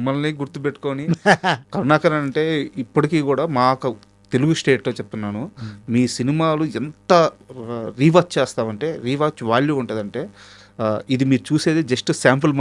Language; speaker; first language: Telugu; native; Telugu